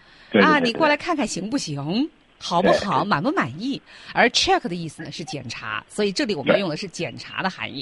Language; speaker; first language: Chinese; native; Chinese